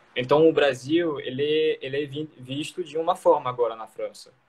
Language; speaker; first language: Portuguese; non-native, fluent; French